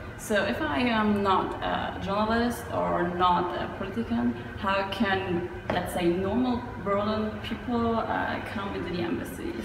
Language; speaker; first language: English; non-native, fluent; German